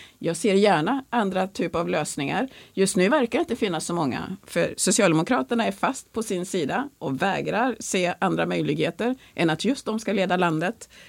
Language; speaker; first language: Swedish; early bilingual, other home language; Swahili